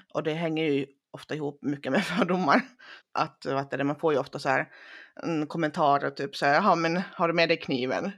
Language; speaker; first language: Swedish; early bilingual, other home language; Finnish